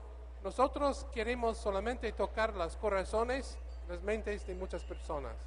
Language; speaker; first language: Spanish; non-native, learner; English